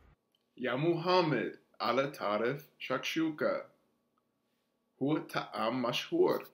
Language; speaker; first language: Arabic; non-native, learner; English